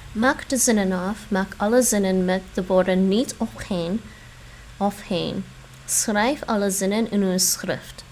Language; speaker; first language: Dutch; non-native, learner; English